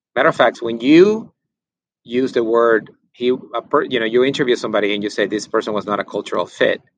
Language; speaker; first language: English; non-native, fluent; Spanish